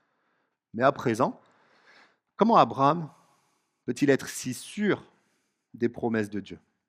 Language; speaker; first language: French; native; French